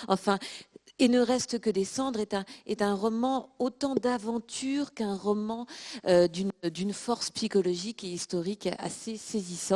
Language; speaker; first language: French; native; French